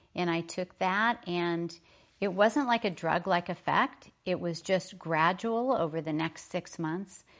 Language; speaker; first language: English; native; English